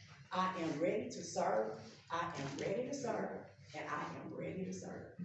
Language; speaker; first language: English; native; English